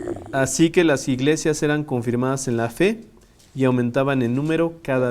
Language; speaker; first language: Spanish; native; Spanish